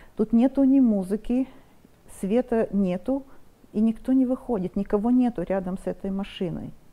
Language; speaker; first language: Russian; non-native, local second language; Romanian